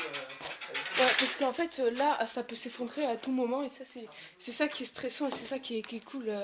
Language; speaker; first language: French; native; French